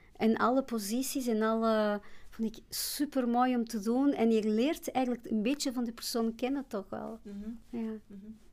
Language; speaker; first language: Dutch; non-native, fluent; Portuguese